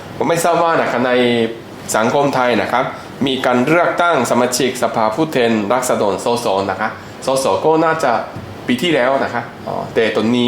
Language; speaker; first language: Thai; non-native, fluent; Korean